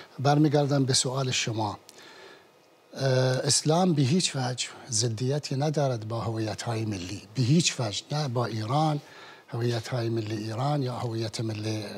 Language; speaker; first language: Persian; non-native, fluent; Arabic